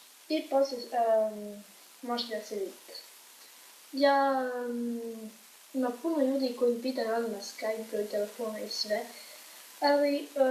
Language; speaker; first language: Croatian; early bilingual, heritage; Croatian